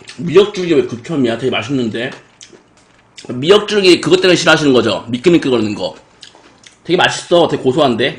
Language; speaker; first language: Korean; native; Korean